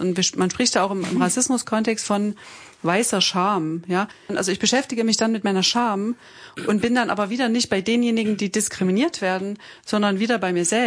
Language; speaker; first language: German; native; German